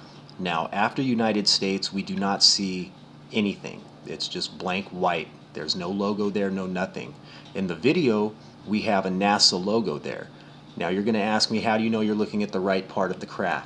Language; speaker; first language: English; native; English